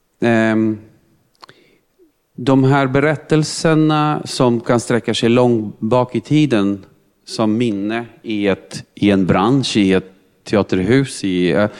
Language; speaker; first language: Swedish; non-native, fluent; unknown